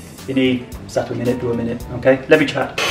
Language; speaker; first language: Indonesian; non-native, learner; English